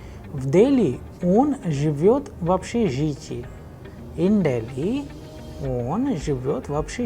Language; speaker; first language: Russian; non-native, fluent; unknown